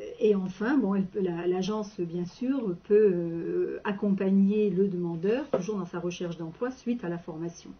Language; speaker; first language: French; native; French